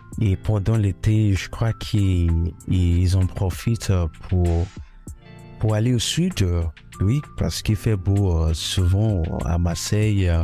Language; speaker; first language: French; non-native, fluent; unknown